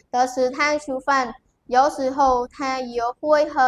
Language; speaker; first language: Chinese; non-native, learner; Khmer